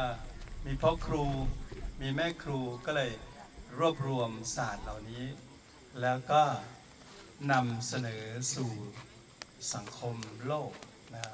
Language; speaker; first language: Thai; native; Thai